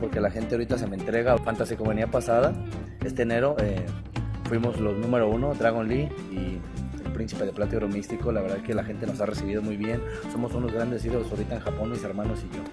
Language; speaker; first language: Spanish; native; Spanish